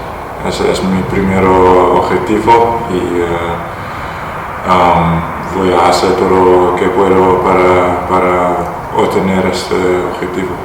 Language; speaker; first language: Spanish; non-native, learner; Dutch